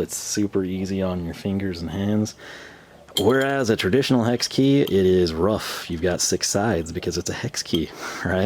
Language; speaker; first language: English; native; English